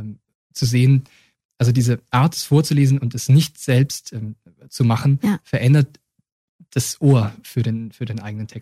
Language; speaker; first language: German; native; German